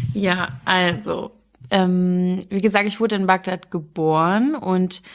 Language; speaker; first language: German; early bilingual, other home language; Arabic